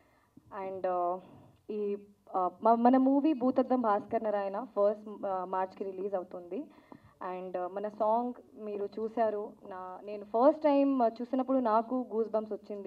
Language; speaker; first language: Telugu; non-native, learner; Hindi